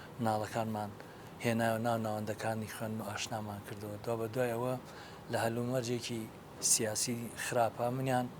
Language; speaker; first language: Central Kurdish; native; Central Kurdish